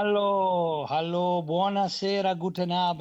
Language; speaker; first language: German; non-native, fluent; Italian